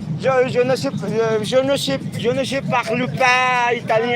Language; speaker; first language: French; non-native, learner; Spanish